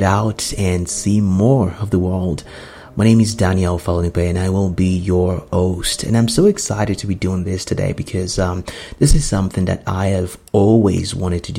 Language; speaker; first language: English; non-native, local second language; Yoruba